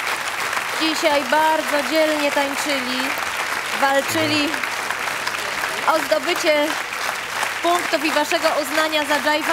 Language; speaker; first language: Polish; native; Polish